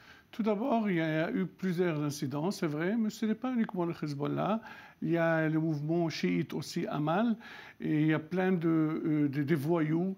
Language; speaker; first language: French; non-native, local second language; Arabic